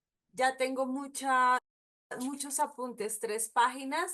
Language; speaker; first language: Spanish; native; Spanish